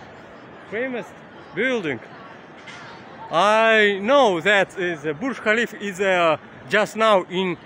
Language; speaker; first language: English; non-native, learner; Russian